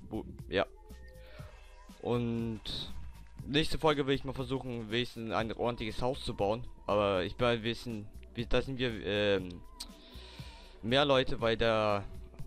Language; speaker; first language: German; native; German